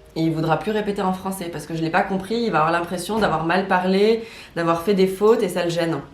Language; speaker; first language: French; native; French